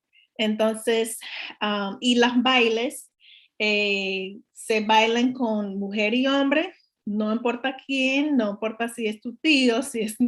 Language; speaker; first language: Spanish; non-native, learner; English